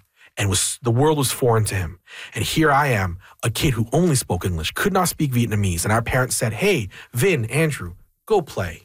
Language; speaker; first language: English; early bilingual, other home language; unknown